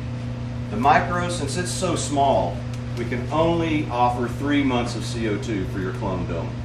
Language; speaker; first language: English; native; English